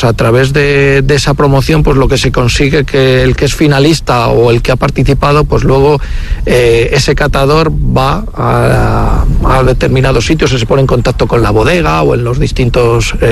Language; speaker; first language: Spanish; native; Spanish